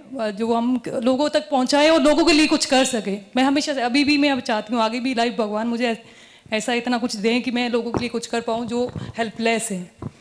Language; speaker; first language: Hindi; native; Hindi